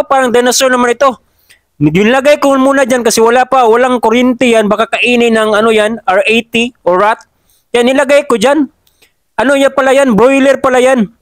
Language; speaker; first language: Filipino; non-native, local second language; Cebuano